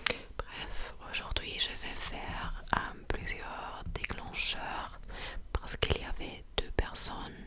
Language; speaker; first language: French; non-native, fluent; English